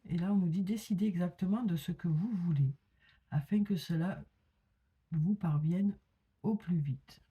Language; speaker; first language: French; native; French